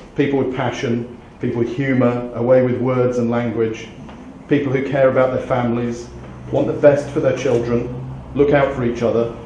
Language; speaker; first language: English; native; English